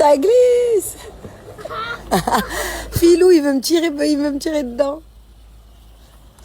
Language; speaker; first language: French; native; French